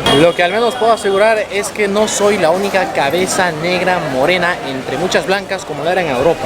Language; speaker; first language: Spanish; native; Spanish